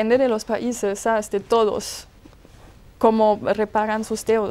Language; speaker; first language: Spanish; non-native, fluent; German